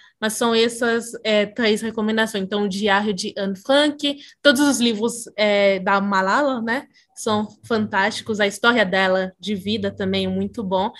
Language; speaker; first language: Portuguese; early bilingual, other home language; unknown